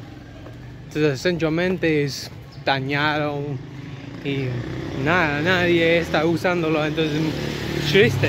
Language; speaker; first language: Spanish; non-native, learner; English